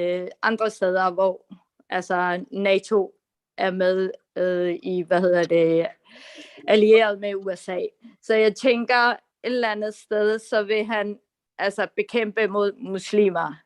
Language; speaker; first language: Danish; non-native, fluent; Urdu